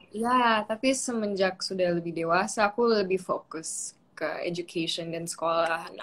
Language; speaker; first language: Indonesian; early bilingual, other home language; English